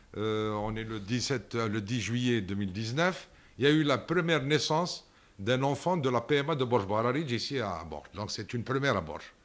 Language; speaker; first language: French; non-native, local second language; Arabic